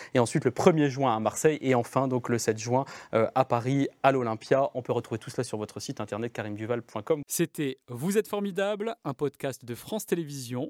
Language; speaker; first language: French; native; French